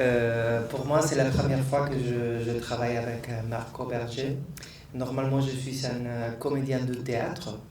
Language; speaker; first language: French; non-native, learner; Spanish